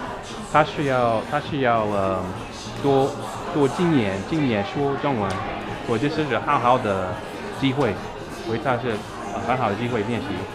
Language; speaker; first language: Chinese; non-native, learner; English